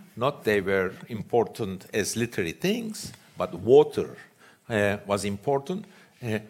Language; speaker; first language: English; non-native, fluent; Turkish